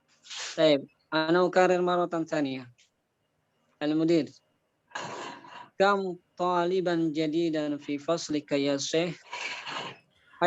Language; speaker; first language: Arabic; non-native, fluent; Indonesian